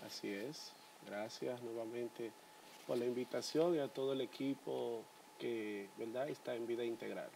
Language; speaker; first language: Spanish; native; Spanish